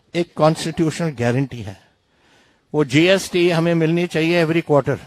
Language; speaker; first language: Urdu; non-native, local second language; Punjabi